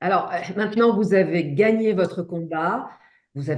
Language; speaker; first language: French; native; French